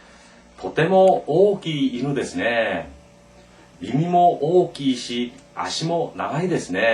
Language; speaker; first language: Japanese; non-native, fluent; Korean